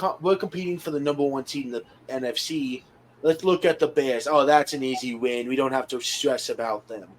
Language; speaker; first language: English; native; English